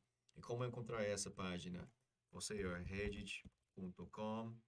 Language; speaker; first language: Portuguese; non-native, fluent; English